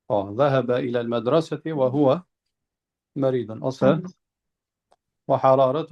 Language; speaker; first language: Arabic; non-native, fluent; Albanian